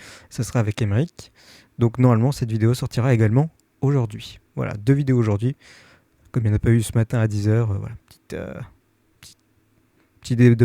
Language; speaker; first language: French; native; French